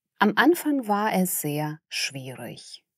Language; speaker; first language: German; non-native, fluent; Russian